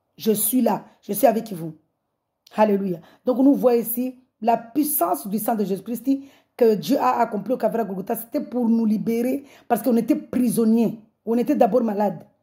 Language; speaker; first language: French; non-native, local second language; Comorian